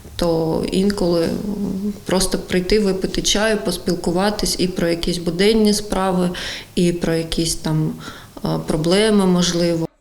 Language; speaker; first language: Ukrainian; non-native, local second language; Russian